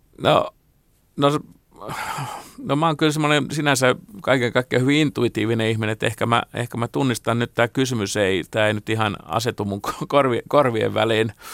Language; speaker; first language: Finnish; non-native, local second language; Swedish